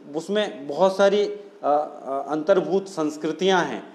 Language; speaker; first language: Hindi; non-native, local second language; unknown